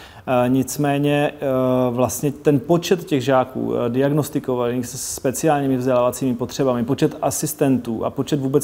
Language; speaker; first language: Czech; native; Czech